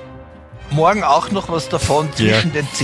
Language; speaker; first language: German; native; German